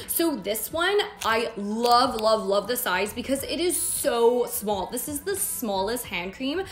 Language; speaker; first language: English; native; English